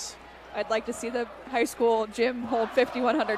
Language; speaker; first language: English; native; English